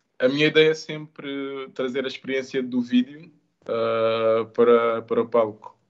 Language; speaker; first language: Portuguese; native; Portuguese